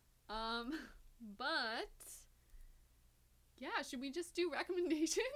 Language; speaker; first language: English; native; English